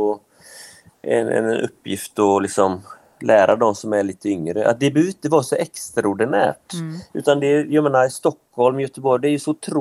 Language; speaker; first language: Swedish; native; Swedish